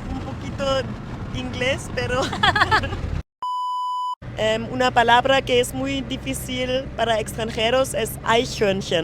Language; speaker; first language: Spanish; non-native, learner; German